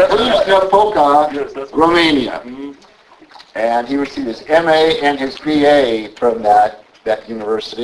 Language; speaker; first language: English; native; English